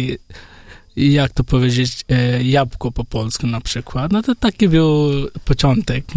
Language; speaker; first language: Polish; non-native, learner; Hindi